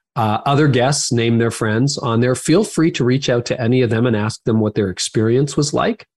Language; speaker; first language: English; native; English